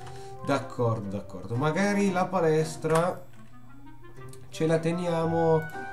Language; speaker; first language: Italian; native; Italian